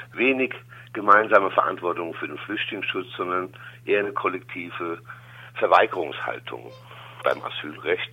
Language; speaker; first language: German; native; German